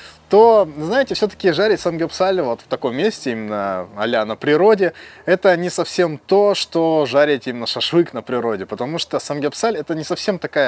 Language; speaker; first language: Russian; native; Russian